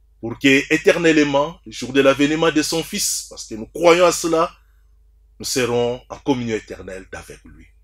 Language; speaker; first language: French; non-native, local second language; Swahili